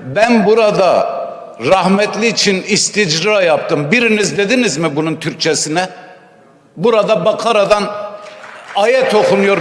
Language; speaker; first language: Turkish; native; Turkish